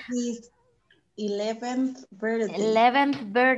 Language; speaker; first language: English; non-native, learner; Spanish